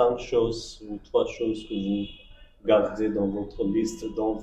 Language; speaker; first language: French; non-native, fluent; Bangla